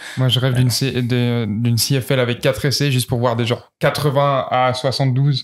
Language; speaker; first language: French; native; French